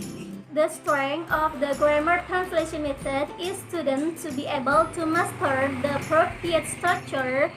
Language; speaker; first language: English; non-native, learner; Indonesian